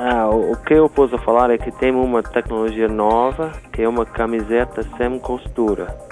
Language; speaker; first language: Portuguese; non-native, fluent; English